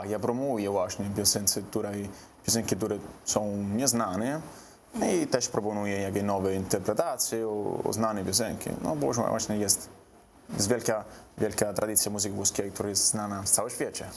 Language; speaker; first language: Polish; non-native, learner; Italian